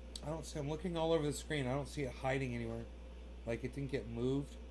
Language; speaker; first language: English; native; English